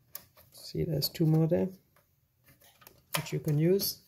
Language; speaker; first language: English; native; English